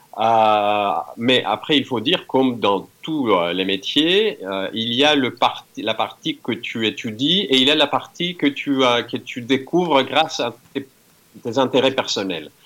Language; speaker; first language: French; non-native, fluent; Greek